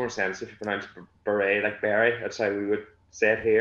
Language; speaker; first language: English; native; English